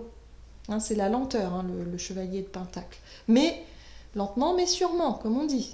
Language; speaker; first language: French; native; French